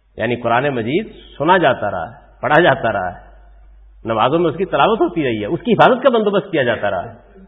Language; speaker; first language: Urdu; non-native, local second language; Punjabi